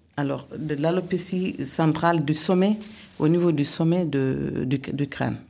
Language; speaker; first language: French; non-native, local second language; Wolof